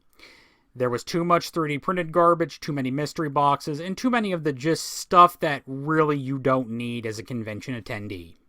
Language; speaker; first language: English; native; English